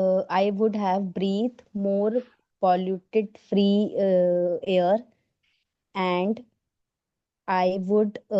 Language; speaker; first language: English; non-native, learner; Hindi